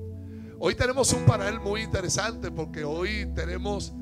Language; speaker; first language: Spanish; native; Spanish